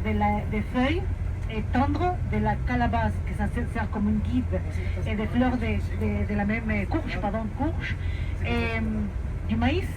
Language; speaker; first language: French; non-native, fluent; Spanish